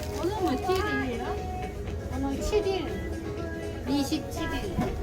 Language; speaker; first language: Korean; non-native, learner; Vietnamese